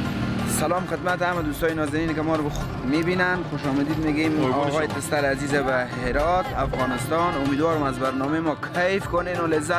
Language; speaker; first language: Persian; native; Persian